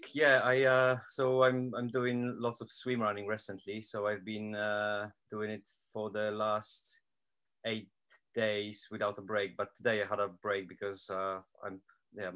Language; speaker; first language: English; non-native, fluent; Polish